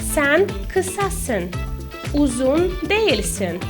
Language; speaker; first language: Turkish; non-native, fluent; Russian